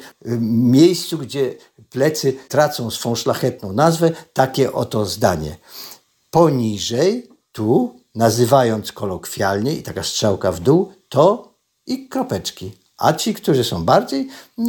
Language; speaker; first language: Polish; native; Polish